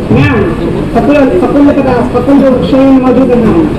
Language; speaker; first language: Arabic; non-native, learner; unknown